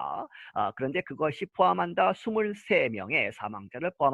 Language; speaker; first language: Korean; native; Korean